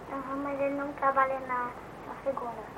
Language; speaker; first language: Portuguese; early bilingual, heritage; Portuguese